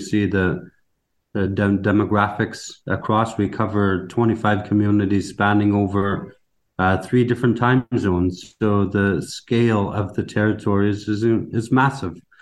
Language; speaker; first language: English; native; English